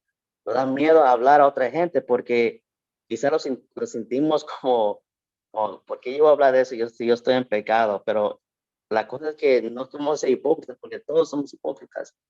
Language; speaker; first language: Spanish; early bilingual, heritage; Spanish